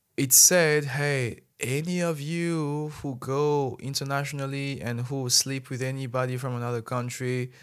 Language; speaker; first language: English; non-native, fluent; Malagasy